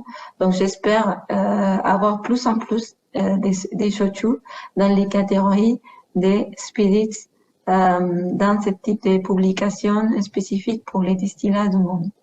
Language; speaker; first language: French; non-native, fluent; Spanish